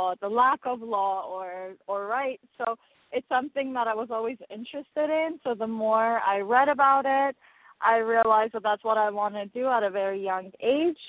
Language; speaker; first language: English; non-native, fluent; Persian